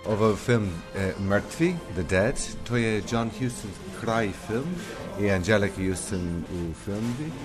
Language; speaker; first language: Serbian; non-native, learner; English